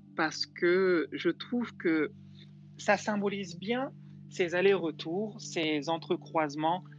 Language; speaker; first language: French; non-native, local second language; Bambara